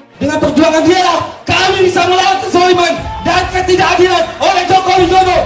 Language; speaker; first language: Indonesian; non-native, local second language; Madurese